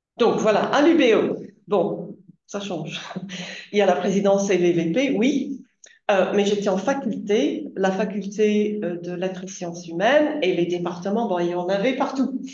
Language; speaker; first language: French; non-native, fluent; English